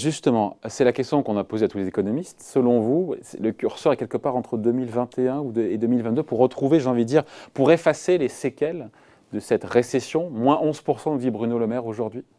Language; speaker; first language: French; native; French